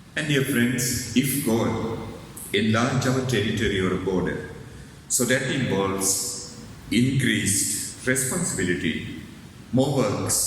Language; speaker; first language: English; non-native, local second language; Sinhala